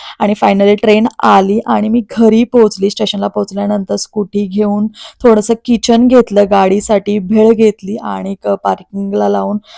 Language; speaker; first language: Marathi; native; Marathi